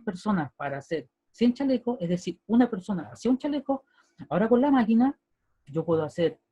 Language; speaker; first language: Spanish; native; Spanish